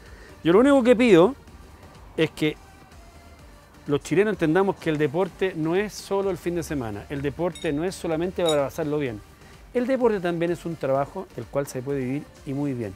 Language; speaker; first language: Spanish; native; Spanish